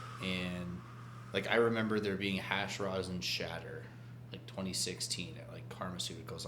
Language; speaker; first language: English; native; English